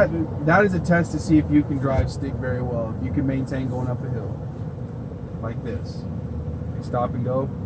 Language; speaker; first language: English; native; English